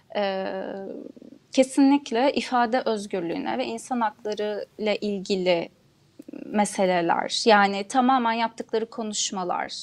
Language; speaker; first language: Turkish; non-native, local second language; Kurdish